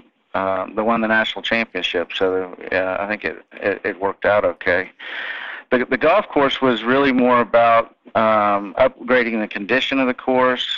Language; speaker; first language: English; native; English